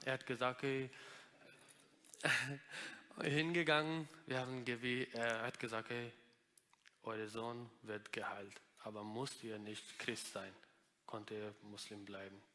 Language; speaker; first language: German; non-native, learner; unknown